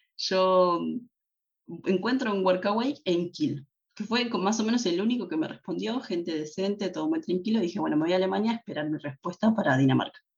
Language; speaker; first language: Spanish; native; Spanish